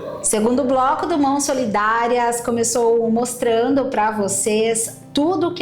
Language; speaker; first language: Portuguese; native; Portuguese